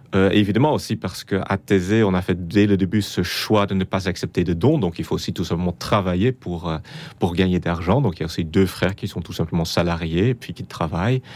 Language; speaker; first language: French; non-native, fluent; Dutch